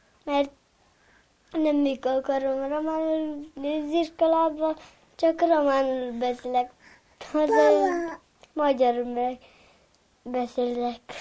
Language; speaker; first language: Hungarian; early bilingual, heritage; Hungarian